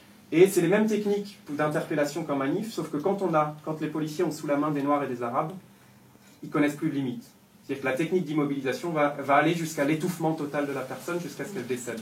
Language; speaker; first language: French; native; French